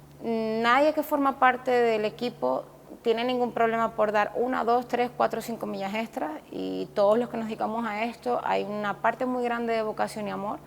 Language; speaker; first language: Spanish; native; Spanish